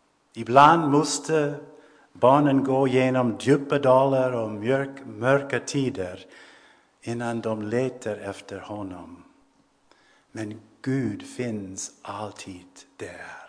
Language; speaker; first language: Swedish; non-native, fluent; English